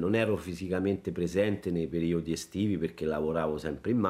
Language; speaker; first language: Italian; native; Italian